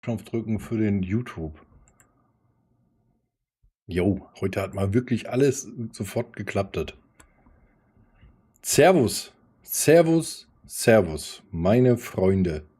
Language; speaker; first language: German; native; German